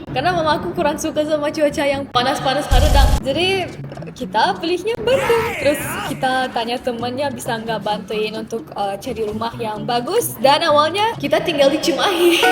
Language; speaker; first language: Indonesian; non-native, fluent; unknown